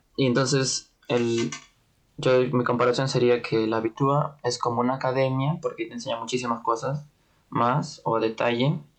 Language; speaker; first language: Spanish; native; Spanish